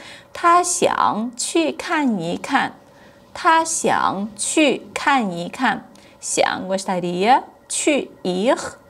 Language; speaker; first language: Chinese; non-native, fluent; Portuguese